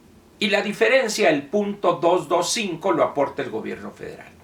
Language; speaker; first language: Spanish; native; Spanish